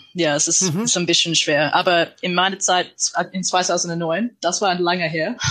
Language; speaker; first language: German; non-native, learner; English